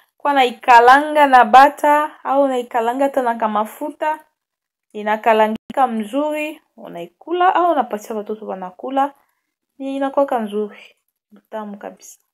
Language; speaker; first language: Swahili; native; Swahili